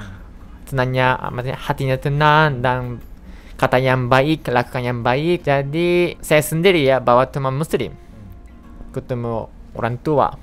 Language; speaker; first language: Indonesian; non-native, fluent; Japanese